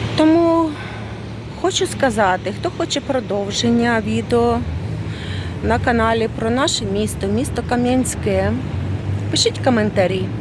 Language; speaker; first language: Ukrainian; non-native, local second language; Russian